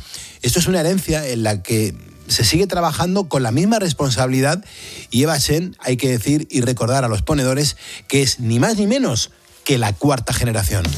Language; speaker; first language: Spanish; native; Spanish